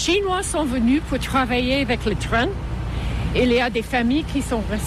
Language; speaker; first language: French; non-native, fluent; English